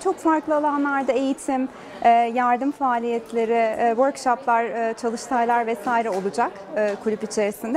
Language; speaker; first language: Turkish; native; Turkish